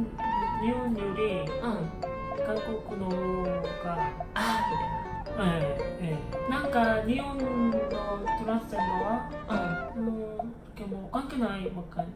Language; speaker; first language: Japanese; non-native, learner; Korean